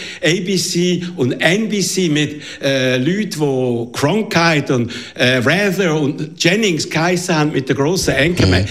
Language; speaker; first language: German; native; German